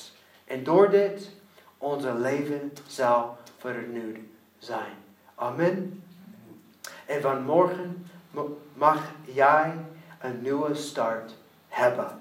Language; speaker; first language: Dutch; non-native, learner; English